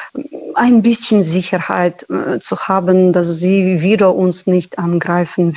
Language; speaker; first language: German; non-native, fluent; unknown